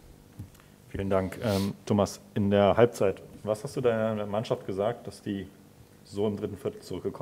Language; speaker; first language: German; native; German